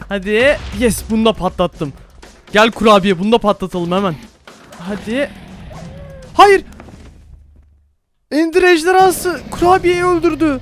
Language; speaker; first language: Turkish; native; Turkish